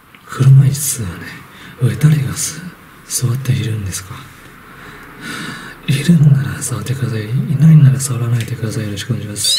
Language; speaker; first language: Japanese; non-native, learner; Chinese